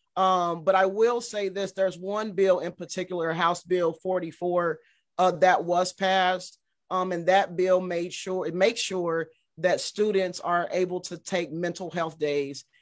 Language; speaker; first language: English; native; English